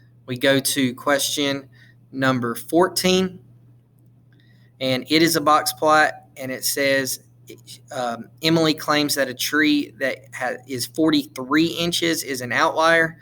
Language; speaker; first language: English; native; English